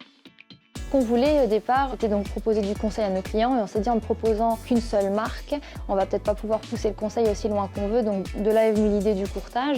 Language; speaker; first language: French; native; French